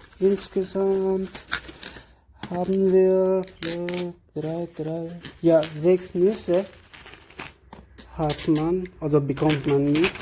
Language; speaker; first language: German; non-native, learner; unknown